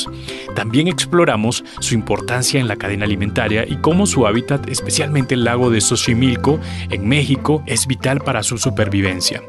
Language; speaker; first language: Spanish; native; Spanish